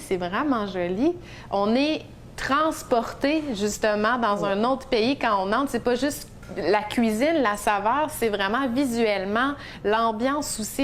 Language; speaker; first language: French; native; French